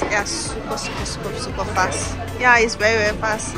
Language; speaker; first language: English; non-native, local second language; Chinese